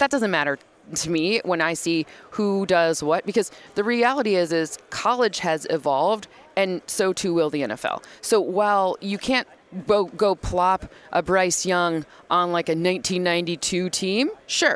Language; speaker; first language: English; native; English